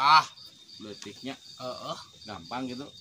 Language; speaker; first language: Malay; non-native, local second language; Sundanese